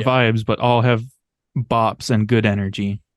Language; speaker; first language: English; native; English